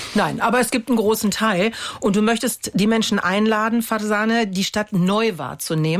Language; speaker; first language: German; native; German